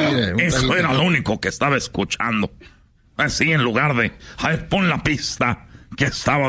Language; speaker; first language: Spanish; native; Spanish